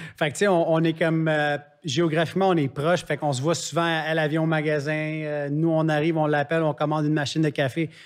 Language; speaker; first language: French; native; French